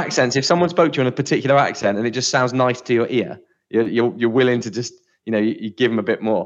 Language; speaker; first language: English; native; English